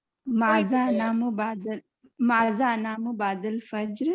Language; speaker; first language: Arabic; non-native, learner; Urdu